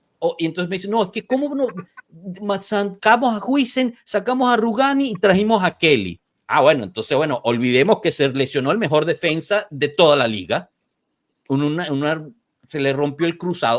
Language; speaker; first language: Spanish; native; Spanish